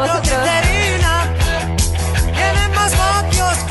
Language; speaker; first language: Spanish; native; Spanish